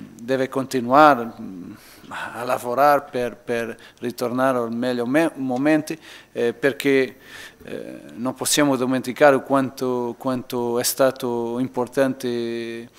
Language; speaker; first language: Italian; non-native, learner; Portuguese